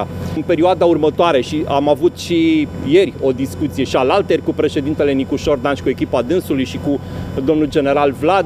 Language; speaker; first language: Romanian; native; Romanian